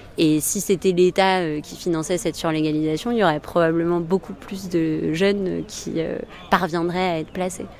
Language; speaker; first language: French; native; French